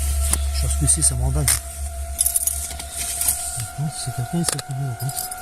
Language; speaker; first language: French; native; French